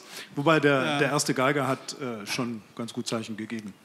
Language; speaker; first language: German; native; German